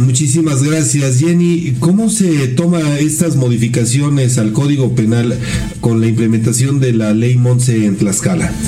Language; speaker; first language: Spanish; native; Spanish